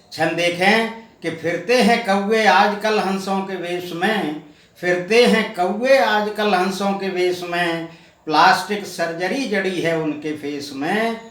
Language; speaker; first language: Hindi; native; Hindi